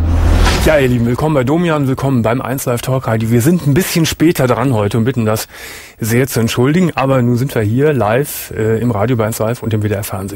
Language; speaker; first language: German; native; German